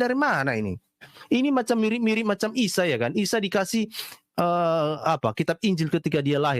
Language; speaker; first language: Indonesian; native; Indonesian